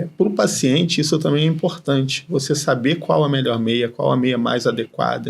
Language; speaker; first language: Portuguese; native; Portuguese